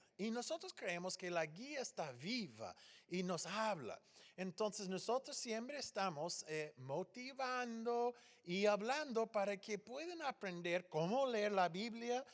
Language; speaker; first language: Spanish; non-native, fluent; English